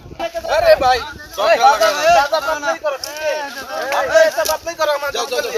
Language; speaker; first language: Hindi; non-native, learner; Bangla